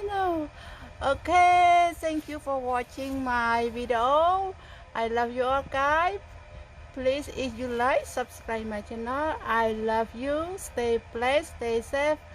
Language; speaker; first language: English; non-native, fluent; Khmer